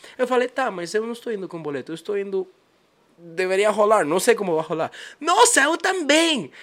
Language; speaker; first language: Portuguese; non-native, fluent; Spanish